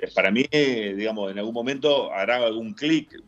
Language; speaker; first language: Spanish; native; Spanish